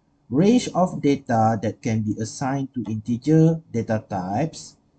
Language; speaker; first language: English; non-native, local second language; Malay